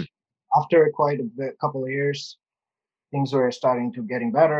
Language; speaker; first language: English; non-native, local second language; Urdu